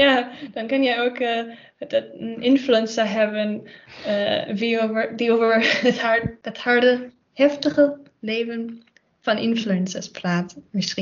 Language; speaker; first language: Dutch; non-native, learner; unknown